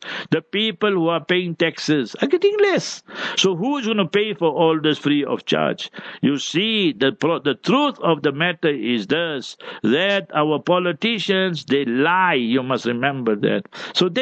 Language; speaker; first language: English; non-native, local second language; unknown